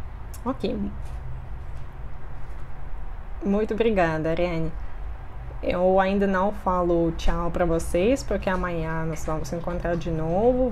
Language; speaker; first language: Portuguese; non-native, fluent; Russian